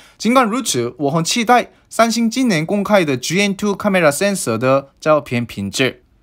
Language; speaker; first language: Chinese; non-native, fluent; Korean